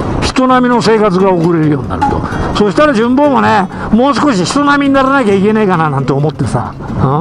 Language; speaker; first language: Japanese; native; Japanese